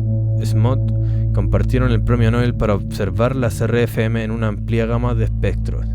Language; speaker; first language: Spanish; native; Spanish